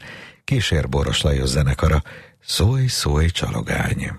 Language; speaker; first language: Hungarian; native; Hungarian